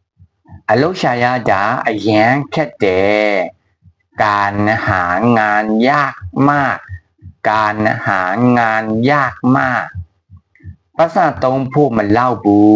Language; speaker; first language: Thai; non-native, fluent; Burmese